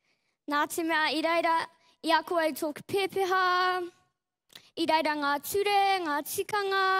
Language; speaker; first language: Māori; non-native, local second language; English